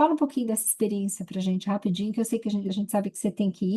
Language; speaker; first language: Portuguese; native; Portuguese